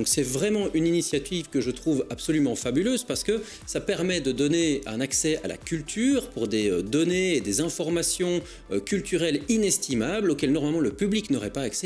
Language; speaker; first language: French; native; French